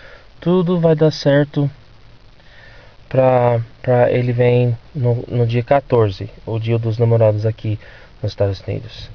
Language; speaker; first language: Portuguese; non-native, fluent; English